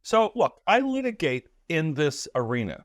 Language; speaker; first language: English; native; English